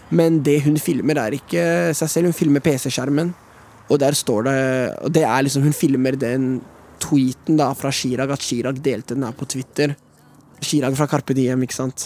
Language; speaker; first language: Norwegian; native; Norwegian